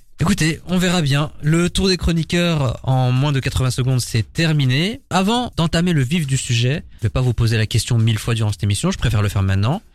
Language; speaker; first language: French; native; French